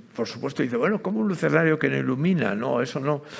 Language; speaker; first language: Spanish; native; Spanish